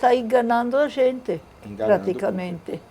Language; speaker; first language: Portuguese; non-native, fluent; Italian